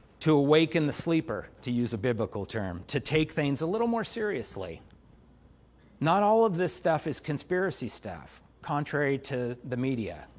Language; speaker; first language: English; native; English